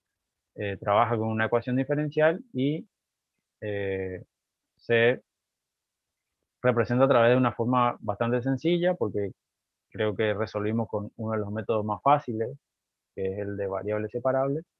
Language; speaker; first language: Spanish; native; Spanish